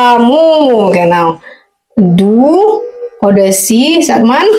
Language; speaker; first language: German; non-native, learner; Indonesian